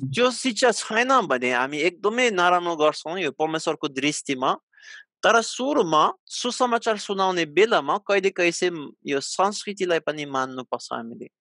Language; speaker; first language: Nepali; non-native, fluent; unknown